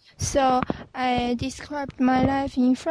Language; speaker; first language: English; non-native, learner; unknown